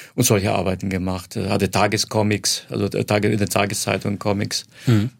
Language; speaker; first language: German; non-native, fluent; Croatian